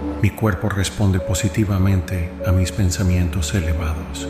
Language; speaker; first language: Spanish; native; Spanish